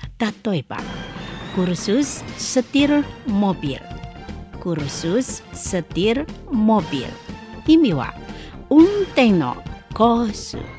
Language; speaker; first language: Japanese; non-native, fluent; Indonesian